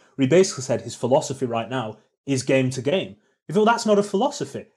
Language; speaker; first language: English; native; English